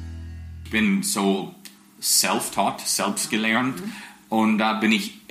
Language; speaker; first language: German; non-native, fluent; English